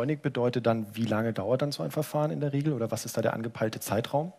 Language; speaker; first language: German; native; German